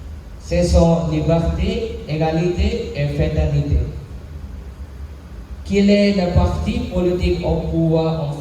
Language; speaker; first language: French; non-native, learner; Sinhala